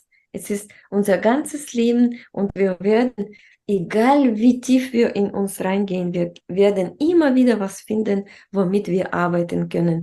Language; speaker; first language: German; non-native, fluent; Russian